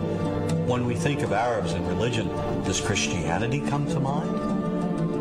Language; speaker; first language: English; native; English